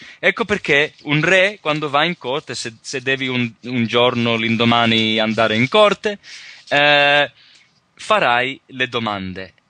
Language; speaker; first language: Italian; early bilingual, heritage; Italian